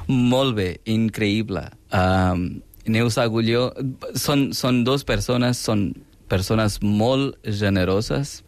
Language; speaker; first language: Catalan; non-native, fluent; Hindi